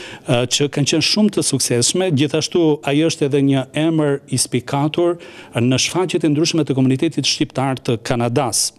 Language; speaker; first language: Albanian; native; Albanian